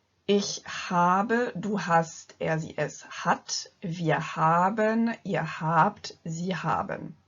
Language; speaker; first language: German; non-native, fluent; French